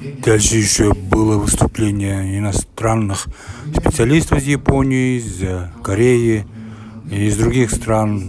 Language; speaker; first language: Russian; non-native, local second language; Kyrgyz